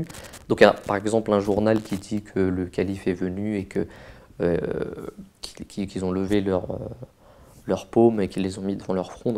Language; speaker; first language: French; native; French